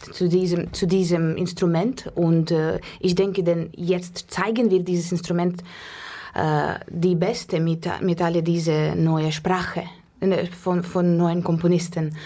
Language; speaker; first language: German; non-native, learner; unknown